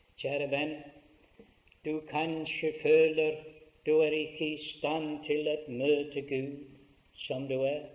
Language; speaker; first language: Norwegian; early bilingual, heritage; Norwegian